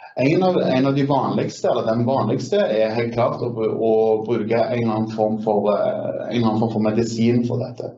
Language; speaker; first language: Norwegian; native; Norwegian